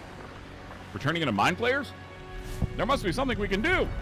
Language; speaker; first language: English; native; English